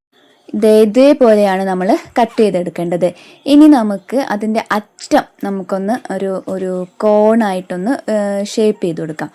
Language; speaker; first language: Malayalam; native; Malayalam